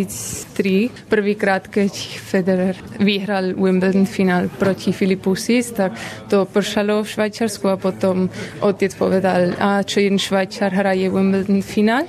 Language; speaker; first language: Slovak; early bilingual, heritage; Slovak